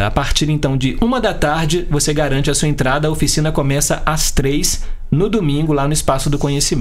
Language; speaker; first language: Portuguese; native; Portuguese